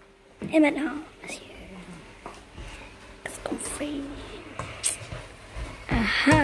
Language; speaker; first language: French; non-native, learner; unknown